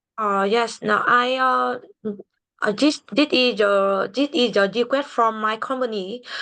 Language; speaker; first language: English; non-native, learner; Vietnamese